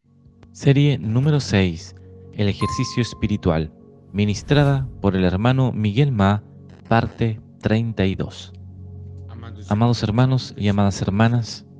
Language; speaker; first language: Spanish; non-native, fluent; Portuguese